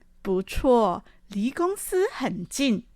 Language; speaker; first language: Chinese; non-native, fluent; Thai